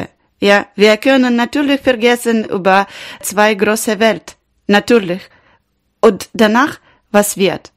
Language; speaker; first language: German; non-native, learner; Ukrainian